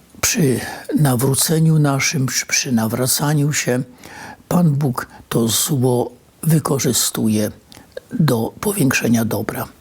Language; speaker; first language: Polish; native; Polish